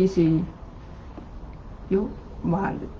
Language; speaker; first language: Spanish; non-native, learner; Chinese